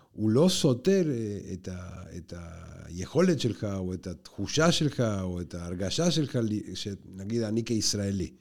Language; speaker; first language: Hebrew; non-native, fluent; Spanish